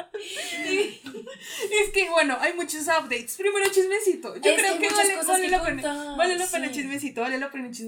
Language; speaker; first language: Spanish; native; Spanish